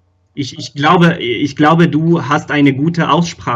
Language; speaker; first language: German; non-native, fluent; Arabic